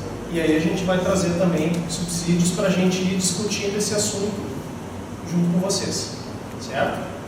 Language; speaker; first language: Portuguese; native; Portuguese